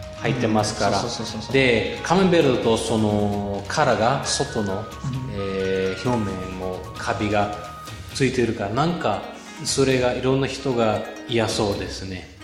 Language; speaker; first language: Japanese; non-native, fluent; Bulgarian